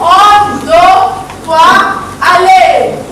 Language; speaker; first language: French; non-native, learner; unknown